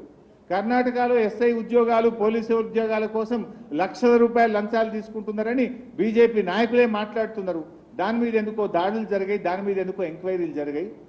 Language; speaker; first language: Telugu; native; Telugu